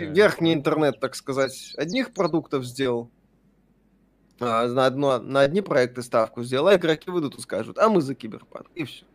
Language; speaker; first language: Russian; native; Russian